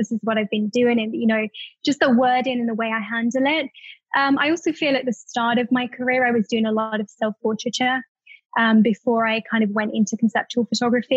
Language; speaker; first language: English; native; English